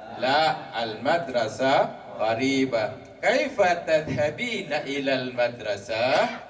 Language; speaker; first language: Arabic; non-native, fluent; Malay